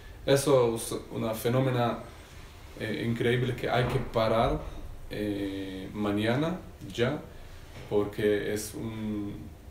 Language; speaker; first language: Spanish; non-native, learner; Hebrew